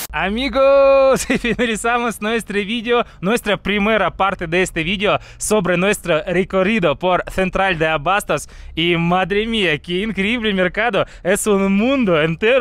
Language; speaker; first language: Spanish; non-native, fluent; Russian